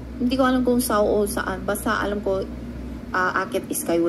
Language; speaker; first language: Filipino; non-native, learner; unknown